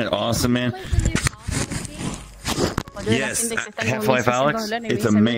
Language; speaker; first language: English; native; English